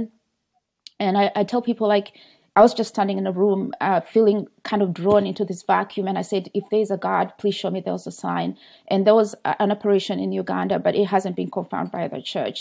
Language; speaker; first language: English; non-native, local second language; Ganda